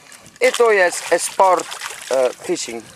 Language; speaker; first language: Polish; non-native, learner; Spanish